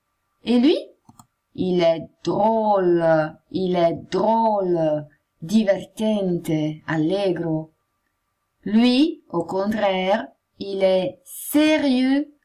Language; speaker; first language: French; non-native, fluent; Italian